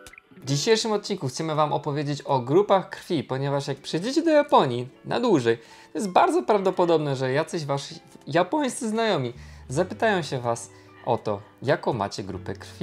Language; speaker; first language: Polish; native; Polish